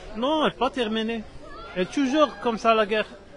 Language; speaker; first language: French; non-native, learner; Arabic